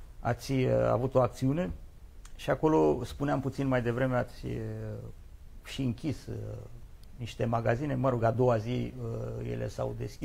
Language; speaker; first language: Romanian; native; Romanian